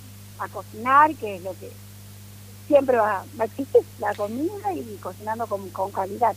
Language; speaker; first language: Spanish; native; Spanish